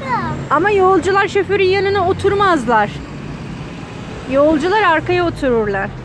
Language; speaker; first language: Turkish; native; Turkish